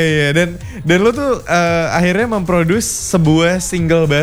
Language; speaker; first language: Indonesian; native; Indonesian